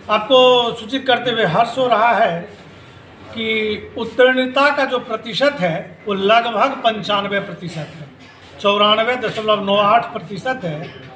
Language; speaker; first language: Hindi; native; Hindi